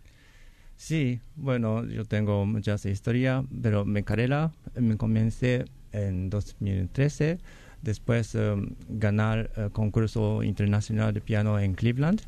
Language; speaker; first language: Spanish; non-native, learner; Japanese